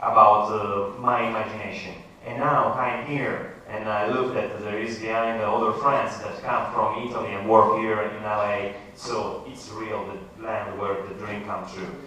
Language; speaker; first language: English; non-native, learner; Italian